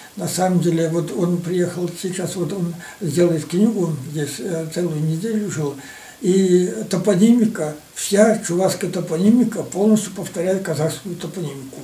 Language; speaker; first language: Russian; non-native, local second language; Chuvash